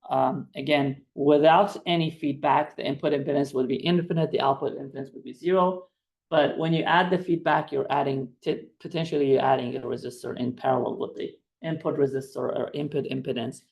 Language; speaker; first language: English; non-native, fluent; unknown